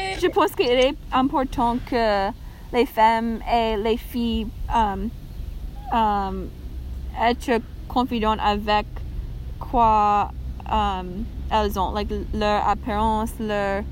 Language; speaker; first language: French; non-native, learner; English